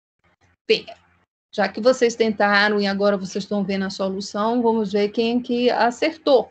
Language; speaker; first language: Portuguese; native; Portuguese